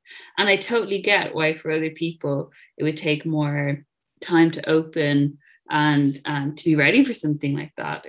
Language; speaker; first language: English; native; English